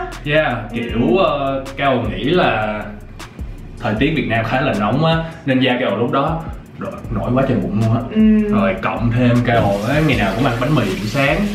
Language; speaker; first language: Vietnamese; early bilingual, heritage; Vietnamese